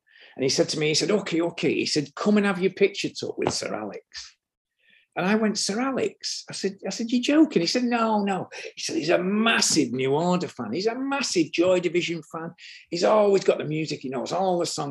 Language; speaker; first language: English; native; English